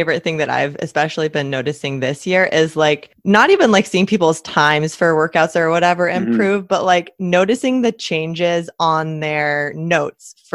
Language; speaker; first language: English; native; English